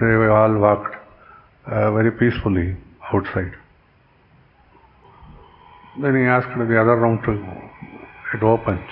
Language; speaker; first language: English; non-native, local second language; Kannada